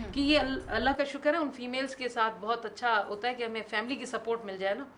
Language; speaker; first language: Urdu; native; Urdu